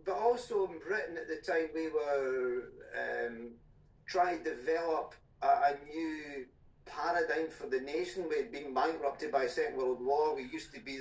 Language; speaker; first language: English; native; English